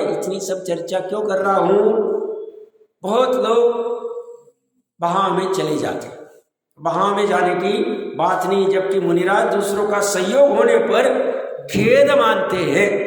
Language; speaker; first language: Hindi; native; Hindi